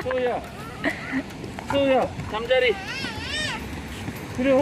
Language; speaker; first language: Korean; native; Korean